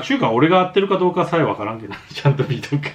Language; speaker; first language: Japanese; native; Japanese